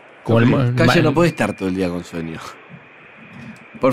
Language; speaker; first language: Spanish; native; Spanish